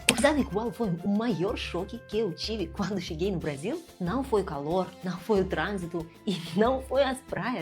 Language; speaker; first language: Portuguese; non-native, fluent; Russian